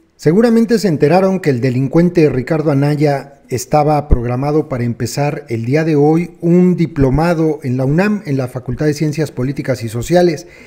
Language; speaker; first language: Spanish; native; Spanish